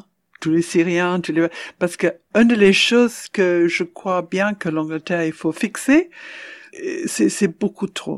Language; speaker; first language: French; non-native, fluent; English